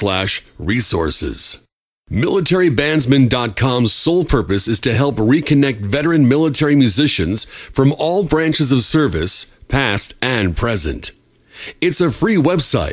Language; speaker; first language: English; native; English